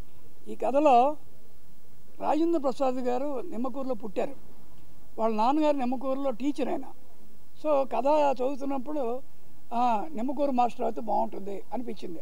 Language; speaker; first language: Telugu; native; Telugu